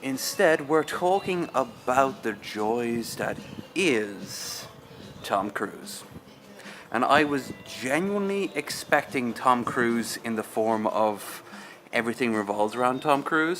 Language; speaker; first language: English; native; English